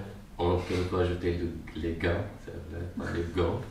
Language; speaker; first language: French; non-native, fluent; Arabic